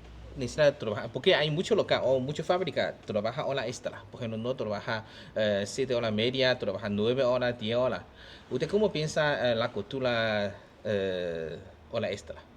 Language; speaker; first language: Spanish; non-native, learner; Chinese